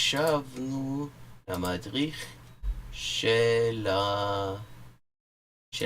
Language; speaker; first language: Hebrew; non-native, learner; English